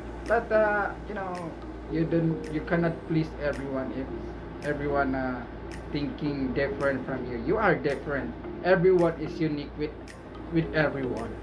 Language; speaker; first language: English; non-native, local second language; Filipino